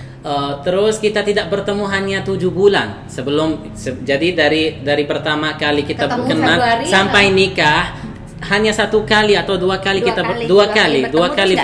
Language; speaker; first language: Indonesian; non-native, fluent; Arabic